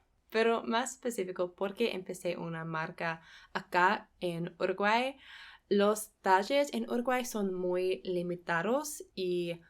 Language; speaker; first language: Spanish; non-native, fluent; English